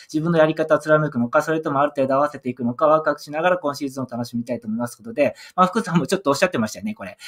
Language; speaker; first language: Japanese; native; Japanese